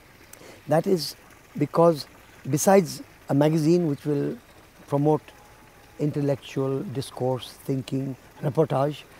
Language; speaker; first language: English; non-native, local second language; Nepali